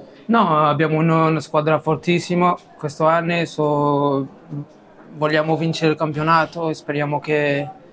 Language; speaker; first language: Italian; non-native, learner; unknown